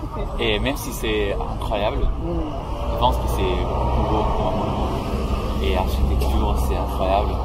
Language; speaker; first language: French; non-native, fluent; Spanish